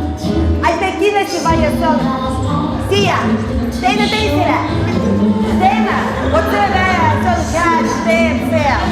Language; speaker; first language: Estonian; non-native, learner; Russian